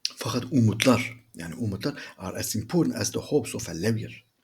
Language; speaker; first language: English; non-native, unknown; Turkish